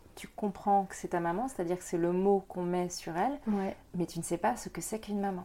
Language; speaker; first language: French; native; French